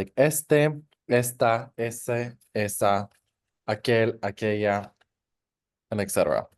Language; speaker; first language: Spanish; non-native, fluent; English